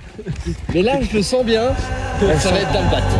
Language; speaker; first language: French; native; French